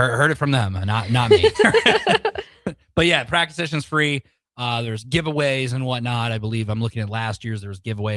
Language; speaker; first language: English; native; English